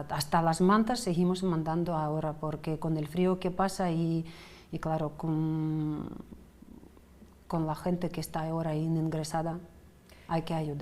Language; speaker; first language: Spanish; non-native, fluent; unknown